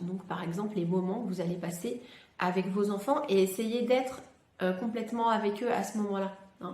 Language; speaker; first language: French; native; French